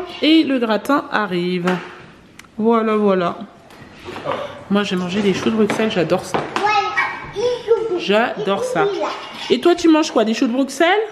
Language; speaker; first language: French; native; French